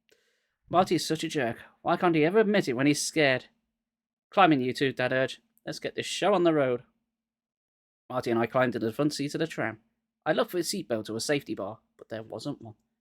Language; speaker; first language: English; native; English